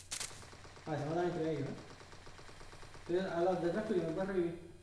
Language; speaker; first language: Spanish; native; Spanish